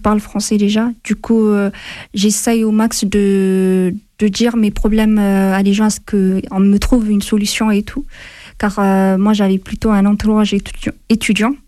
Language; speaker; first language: French; non-native, fluent; Amharic